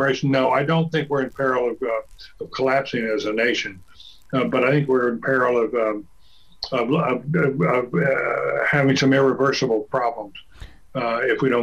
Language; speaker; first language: English; native; English